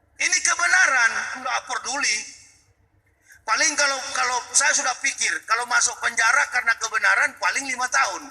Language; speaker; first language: Indonesian; native; Indonesian